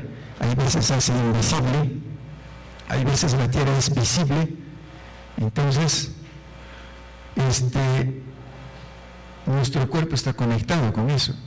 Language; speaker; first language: Spanish; non-native, local second language; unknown